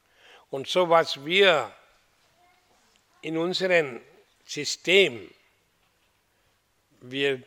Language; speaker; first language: German; non-native, fluent; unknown